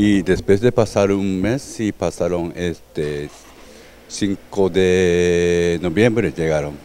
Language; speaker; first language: Spanish; non-native, learner; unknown